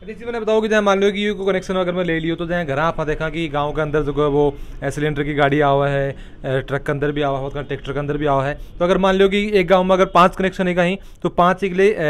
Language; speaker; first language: Hindi; native; Hindi